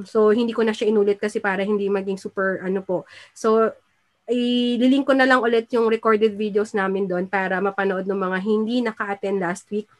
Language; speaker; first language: Filipino; native; Filipino